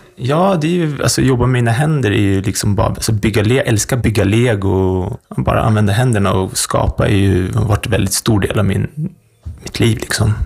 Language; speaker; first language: Swedish; native; Swedish